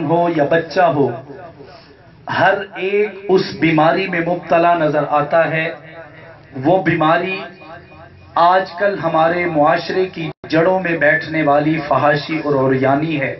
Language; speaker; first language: Urdu; non-native, local second language; Punjabi